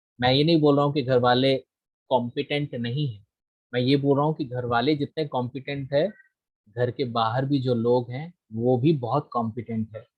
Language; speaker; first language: Hindi; non-native, local second language; Bangla